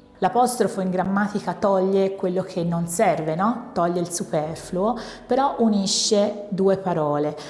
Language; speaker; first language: Italian; native; Italian